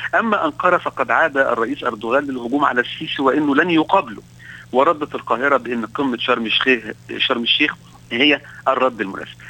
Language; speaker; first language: Arabic; native; Arabic